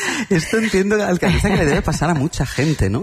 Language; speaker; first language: Spanish; native; Spanish